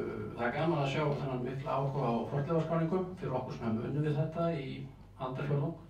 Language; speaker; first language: Icelandic; native; Icelandic